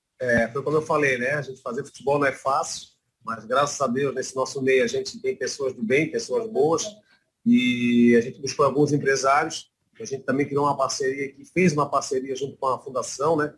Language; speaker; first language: Portuguese; native; Portuguese